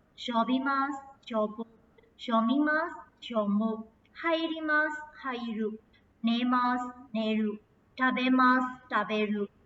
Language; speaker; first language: Japanese; non-native, fluent; Burmese